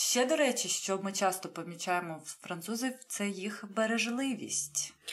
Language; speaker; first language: Ukrainian; native; Ukrainian